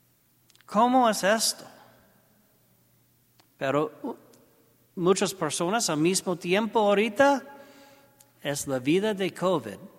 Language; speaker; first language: Spanish; non-native, learner; English